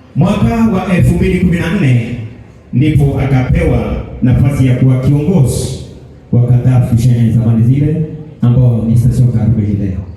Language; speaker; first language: Swahili; native; Swahili